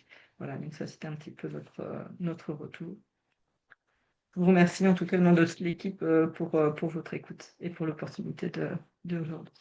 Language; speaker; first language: French; native; French